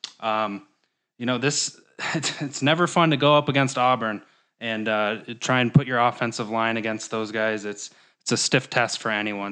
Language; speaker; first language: English; native; English